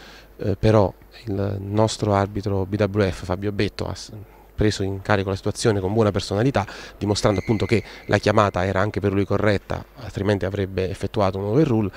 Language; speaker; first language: Italian; native; Italian